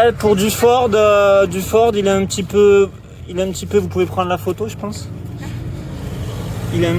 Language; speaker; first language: French; native; French